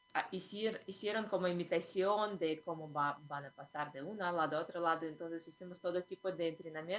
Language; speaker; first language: Spanish; non-native, fluent; Russian